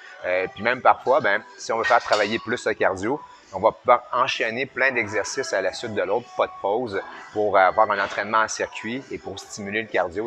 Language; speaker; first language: French; native; French